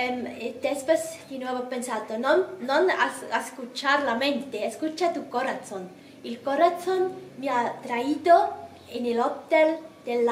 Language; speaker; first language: Spanish; non-native, learner; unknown